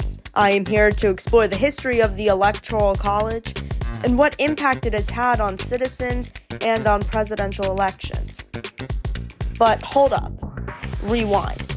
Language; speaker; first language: English; native; English